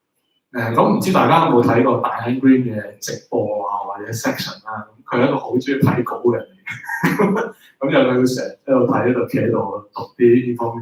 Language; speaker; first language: Chinese; native; Chinese